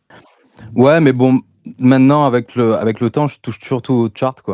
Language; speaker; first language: French; native; French